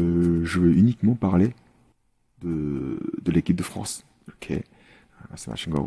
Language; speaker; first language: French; non-native, fluent; Korean